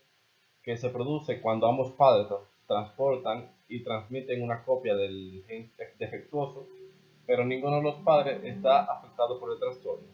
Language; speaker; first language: Spanish; native; Spanish